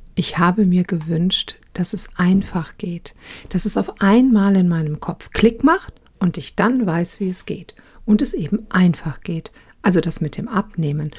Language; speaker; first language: German; early bilingual, other home language; Croatian